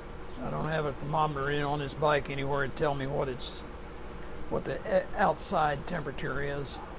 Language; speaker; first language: English; native; English